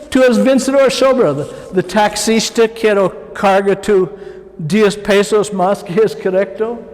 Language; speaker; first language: Spanish; non-native, learner; English